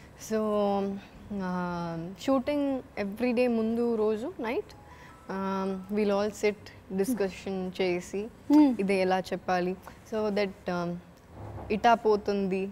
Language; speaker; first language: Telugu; non-native, fluent; Malayalam